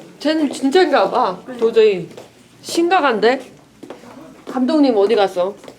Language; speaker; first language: Korean; non-native, fluent; Chinese